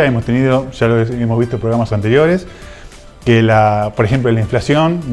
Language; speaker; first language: Spanish; native; Spanish